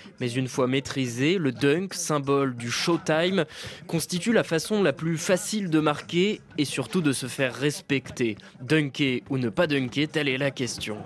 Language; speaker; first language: French; native; French